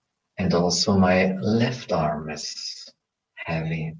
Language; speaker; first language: English; non-native, learner; German